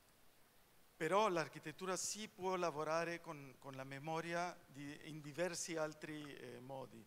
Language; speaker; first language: Italian; non-native, fluent; Spanish